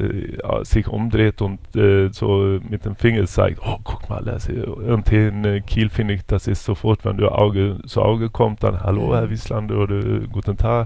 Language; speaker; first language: German; non-native, fluent; Swedish